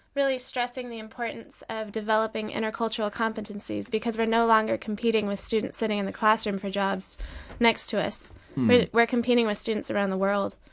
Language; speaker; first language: English; native; English